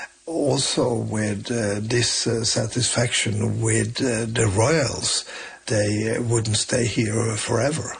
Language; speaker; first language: English; non-native, fluent; Norwegian